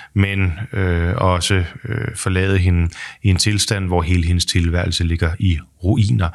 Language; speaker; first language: Danish; native; Danish